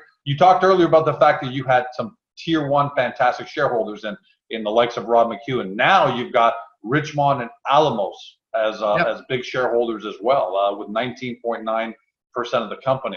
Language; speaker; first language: English; native; English